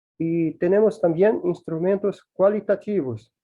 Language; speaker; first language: Spanish; non-native, learner; Portuguese